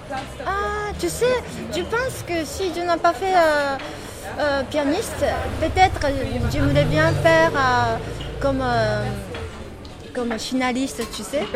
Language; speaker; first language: French; non-native, learner; Japanese